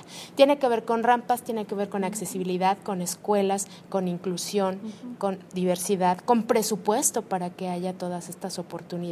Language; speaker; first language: Spanish; native; Spanish